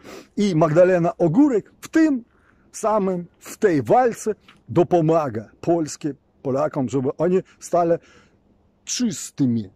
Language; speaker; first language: Polish; non-native, fluent; Ukrainian